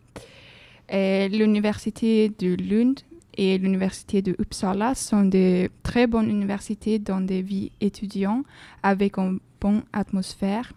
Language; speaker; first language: French; non-native, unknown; Swedish